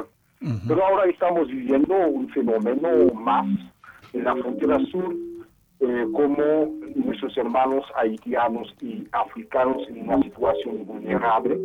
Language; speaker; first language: Spanish; non-native, fluent; Haitian Creole